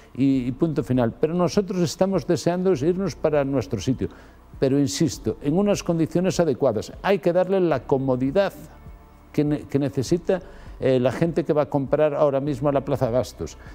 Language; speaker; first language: Spanish; native; Spanish